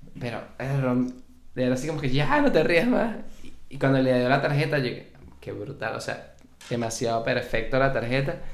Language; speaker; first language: Spanish; native; Spanish